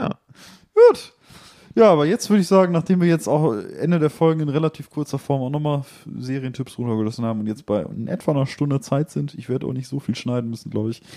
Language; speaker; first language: German; native; German